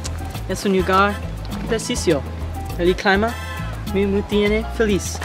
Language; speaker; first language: Spanish; non-native, learner; English